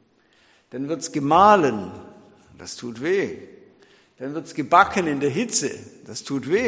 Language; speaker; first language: German; native; German